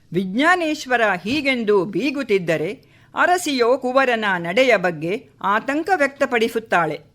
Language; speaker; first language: Kannada; native; Kannada